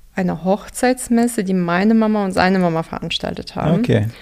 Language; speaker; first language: German; non-native, local second language; Russian